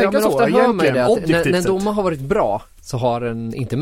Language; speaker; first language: Swedish; native; Swedish